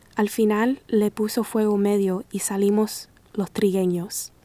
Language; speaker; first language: Spanish; early bilingual, heritage; Spanish